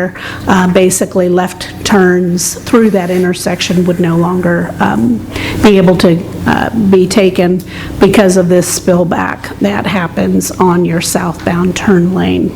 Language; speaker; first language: English; native; English